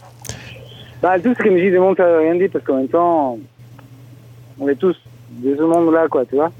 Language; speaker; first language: French; non-native, fluent; Spanish